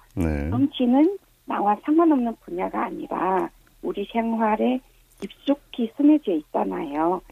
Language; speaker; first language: Korean; early bilingual, heritage; Korean